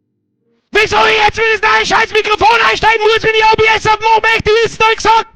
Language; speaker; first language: German; native; German